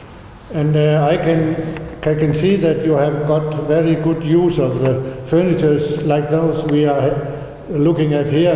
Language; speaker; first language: English; non-native, fluent; Danish